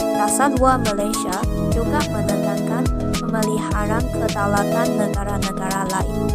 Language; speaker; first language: Malay; non-native, local second language; Chinese